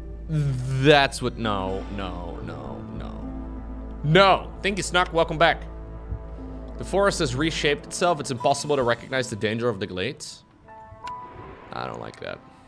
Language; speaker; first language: English; non-native, fluent; Dutch